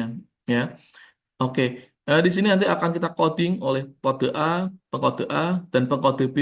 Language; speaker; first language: Indonesian; native; Indonesian